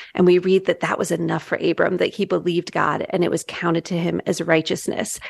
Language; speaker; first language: English; native; English